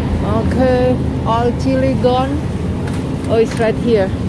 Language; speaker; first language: English; non-native, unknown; Indonesian